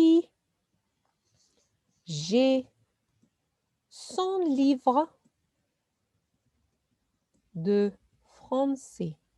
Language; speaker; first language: French; non-native, fluent; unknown